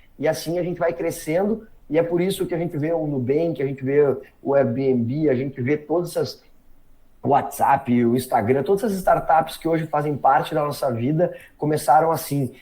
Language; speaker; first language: Portuguese; native; Portuguese